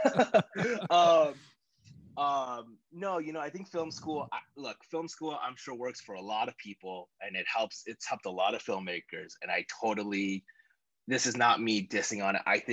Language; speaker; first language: English; native; English